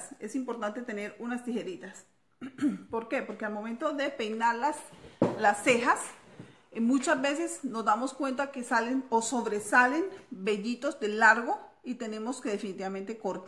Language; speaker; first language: Spanish; native; Spanish